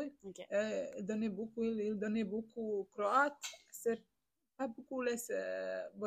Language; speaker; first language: French; non-native, learner; Bosnian